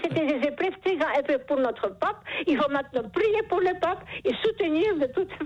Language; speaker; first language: French; non-native, fluent; Polish